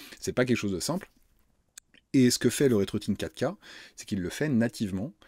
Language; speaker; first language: French; native; French